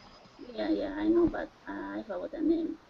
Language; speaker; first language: English; non-native, learner; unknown